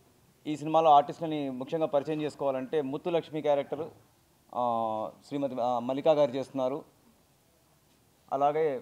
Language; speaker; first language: Telugu; native; Telugu